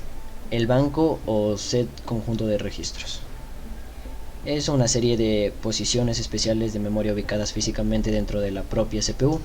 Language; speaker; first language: Spanish; native; Spanish